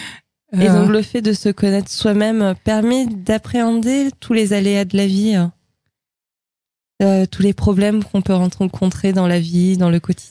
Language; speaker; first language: French; native; French